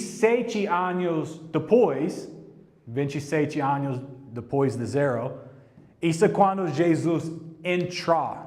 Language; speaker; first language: Portuguese; non-native, learner; English